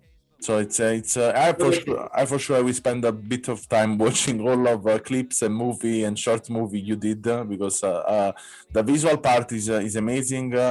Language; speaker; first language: English; non-native, fluent; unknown